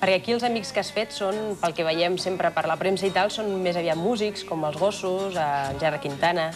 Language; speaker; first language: Catalan; native; Catalan